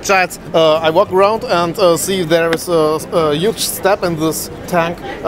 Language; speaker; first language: English; non-native, learner; German